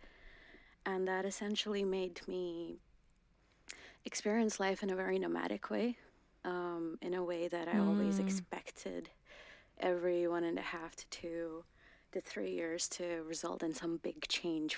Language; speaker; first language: English; non-native, local second language; Garhwali